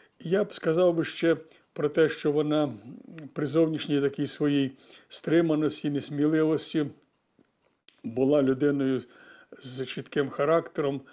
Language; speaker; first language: Ukrainian; native; Ukrainian